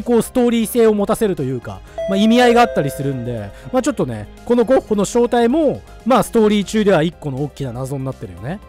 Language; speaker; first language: Japanese; native; Japanese